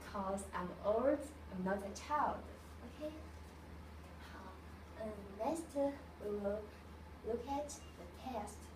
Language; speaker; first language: English; non-native, learner; Chinese